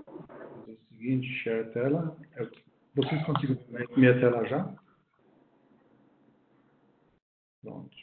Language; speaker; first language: Portuguese; non-native, fluent; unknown